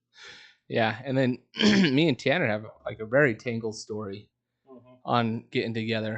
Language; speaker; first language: English; native; English